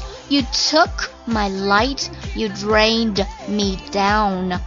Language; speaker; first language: English; non-native, fluent; Chinese